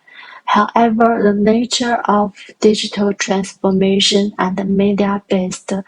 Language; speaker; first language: English; non-native, learner; Chinese